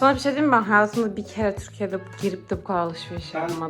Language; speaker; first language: Turkish; native; Turkish